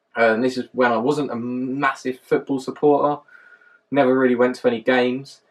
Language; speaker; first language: English; native; English